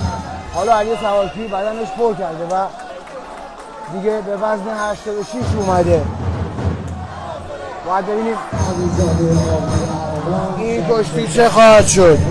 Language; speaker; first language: Persian; native; Persian